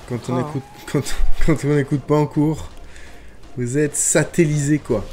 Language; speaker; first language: French; native; French